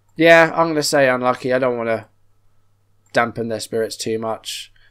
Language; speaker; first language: English; native; English